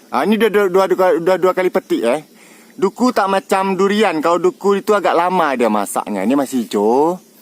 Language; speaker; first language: Malay; non-native, local second language; Achinese